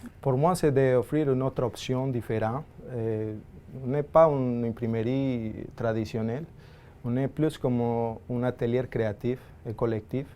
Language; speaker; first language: French; non-native, fluent; Spanish